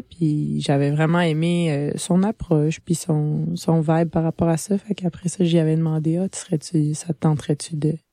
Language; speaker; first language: French; native; French